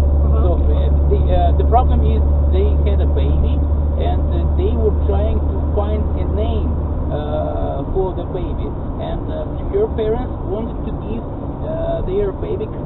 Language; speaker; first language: English; non-native, fluent; Russian